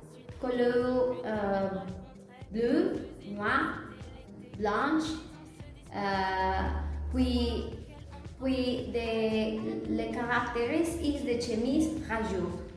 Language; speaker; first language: French; non-native, learner; Spanish